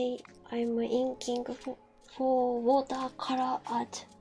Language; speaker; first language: English; non-native, learner; Japanese